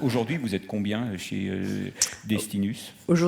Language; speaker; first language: French; native; French